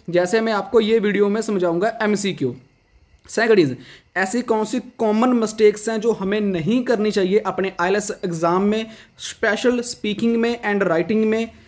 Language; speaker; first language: Hindi; non-native, local second language; Punjabi